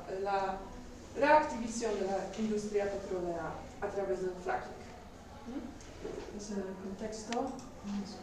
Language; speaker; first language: Spanish; non-native, learner; Polish